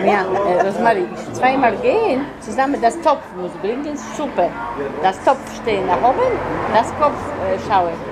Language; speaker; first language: German; non-native, learner; Polish